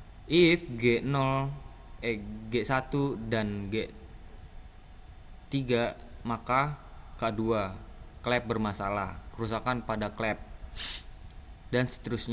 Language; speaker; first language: Indonesian; native; Indonesian